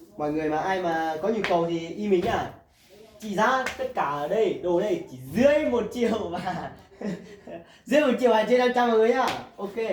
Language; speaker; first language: Vietnamese; non-native, local second language; Hmong